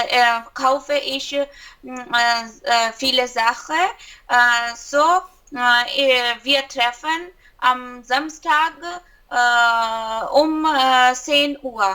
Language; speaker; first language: German; non-native, learner; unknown